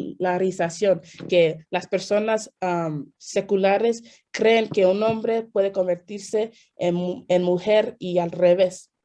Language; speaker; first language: Spanish; non-native, fluent; English